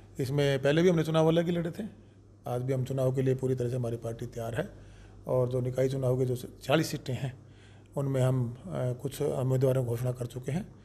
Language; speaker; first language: Hindi; native; Hindi